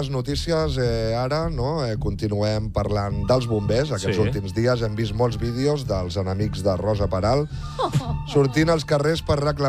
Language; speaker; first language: Catalan; native; Catalan